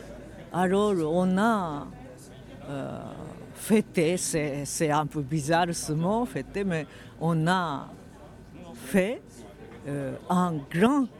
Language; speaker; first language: French; non-native, fluent; Japanese